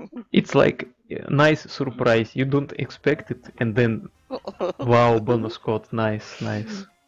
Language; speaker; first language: English; non-native, learner; Russian